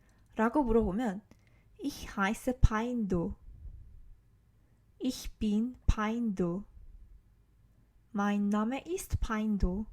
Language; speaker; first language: German; non-native, learner; Korean